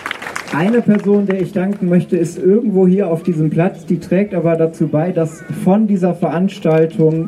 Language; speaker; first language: German; native; German